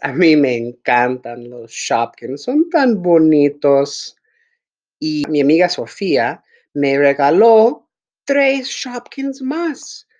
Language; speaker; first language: Spanish; non-native, fluent; English